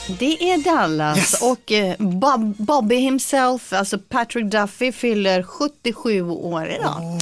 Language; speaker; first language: Swedish; native; Swedish